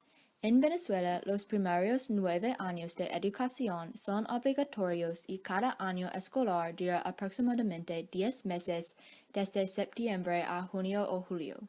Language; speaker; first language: Spanish; non-native, learner; English